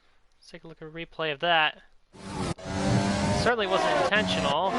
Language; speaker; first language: English; native; English